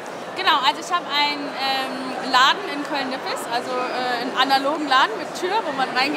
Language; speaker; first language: German; native; German